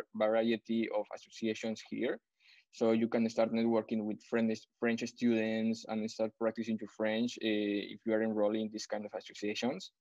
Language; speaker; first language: English; non-native, fluent; Spanish